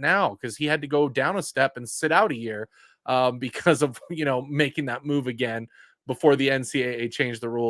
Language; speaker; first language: English; native; English